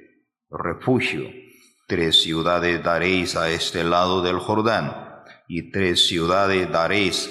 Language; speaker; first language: Spanish; non-native, fluent; Korean